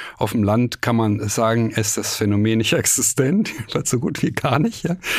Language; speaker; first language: German; native; German